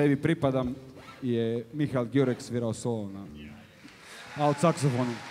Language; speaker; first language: Croatian; native; Croatian